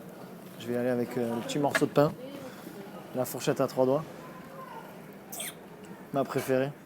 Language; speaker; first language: French; native; French